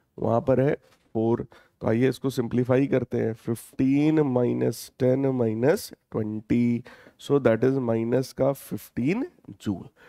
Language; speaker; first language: Hindi; native; Hindi